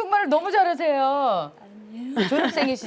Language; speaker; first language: Korean; native; Korean